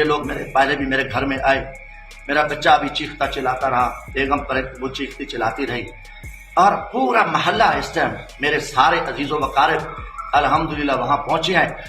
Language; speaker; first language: Urdu; non-native, local second language; Saraiki